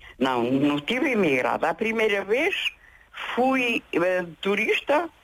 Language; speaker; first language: Portuguese; native; Portuguese